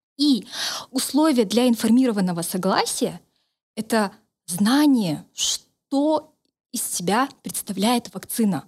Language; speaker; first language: Russian; native; Russian